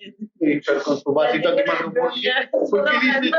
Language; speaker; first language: Spanish; native; Spanish